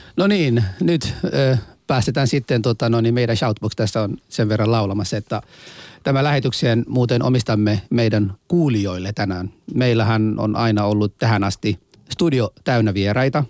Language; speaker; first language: Finnish; non-native, fluent; Somali